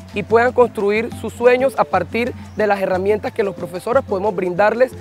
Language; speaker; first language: Spanish; native; Spanish